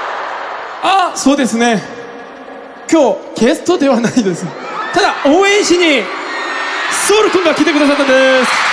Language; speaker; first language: Japanese; non-native, fluent; Korean